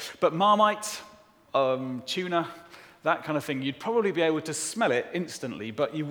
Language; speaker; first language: English; native; English